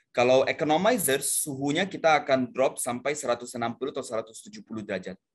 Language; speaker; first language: Indonesian; non-native, fluent; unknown